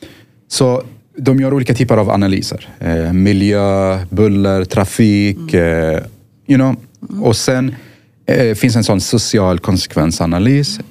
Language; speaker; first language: Swedish; non-native, fluent; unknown